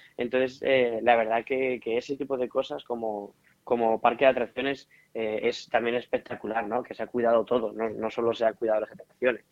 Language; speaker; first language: Spanish; native; Spanish